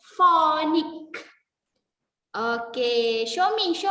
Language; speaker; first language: English; non-native, local second language; Malay